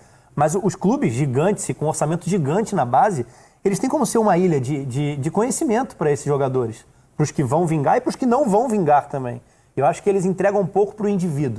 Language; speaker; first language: Portuguese; native; Portuguese